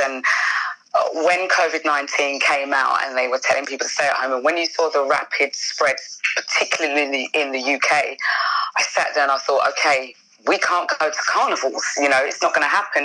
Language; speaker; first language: English; native; English